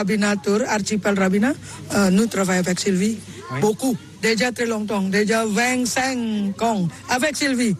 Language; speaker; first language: French; non-native, learner; Indonesian